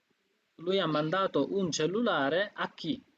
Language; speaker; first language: Italian; non-native, fluent; Bangla